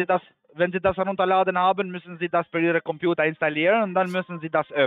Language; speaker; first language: German; non-native, fluent; Albanian